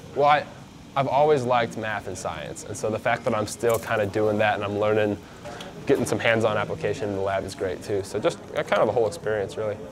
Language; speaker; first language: English; native; English